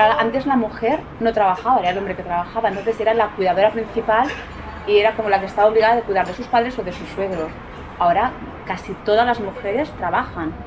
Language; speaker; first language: Spanish; non-native, local second language; Catalan